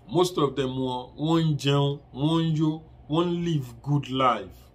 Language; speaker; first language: English; non-native, local second language; Yoruba